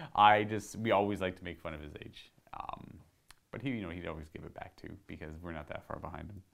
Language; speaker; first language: English; native; English